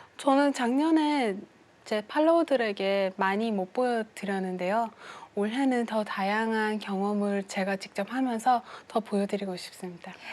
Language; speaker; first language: Korean; non-native, fluent; Persian